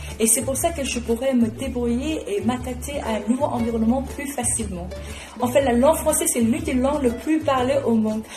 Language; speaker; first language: French; non-native, fluent; Chinese